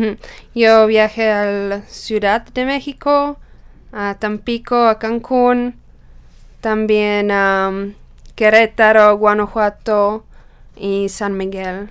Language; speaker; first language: Spanish; non-native, learner; Czech